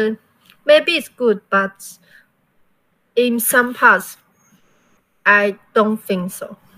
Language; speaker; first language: English; non-native, learner; Chinese